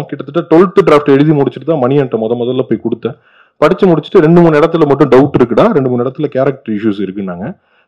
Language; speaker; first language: Tamil; native; Tamil